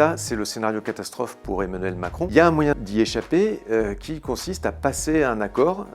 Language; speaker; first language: French; native; French